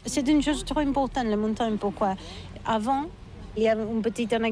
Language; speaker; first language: French; non-native, learner; Catalan